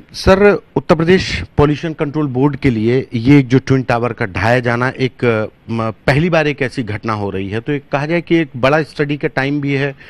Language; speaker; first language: Hindi; native; Hindi